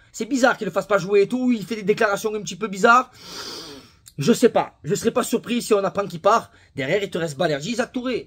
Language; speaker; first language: French; native; French